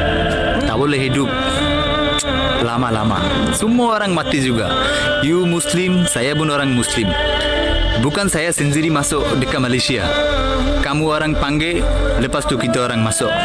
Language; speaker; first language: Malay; non-native, learner; Bangla